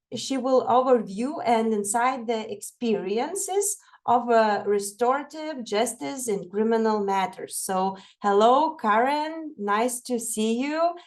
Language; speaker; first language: English; non-native, fluent; Lithuanian